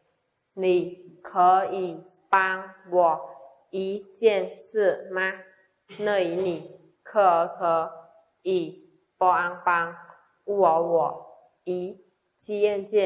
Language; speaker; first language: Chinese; non-native, fluent; Khmer